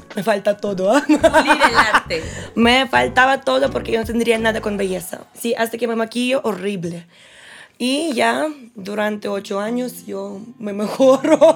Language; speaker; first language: Spanish; non-native, fluent; Russian